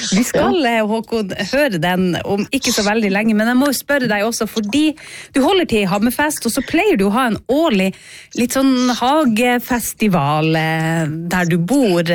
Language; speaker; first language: Norwegian; native; Norwegian